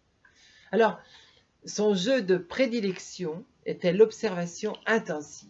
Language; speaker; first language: French; native; French